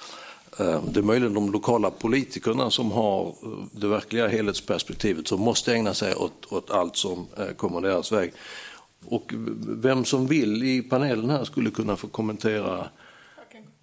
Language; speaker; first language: Swedish; native; Swedish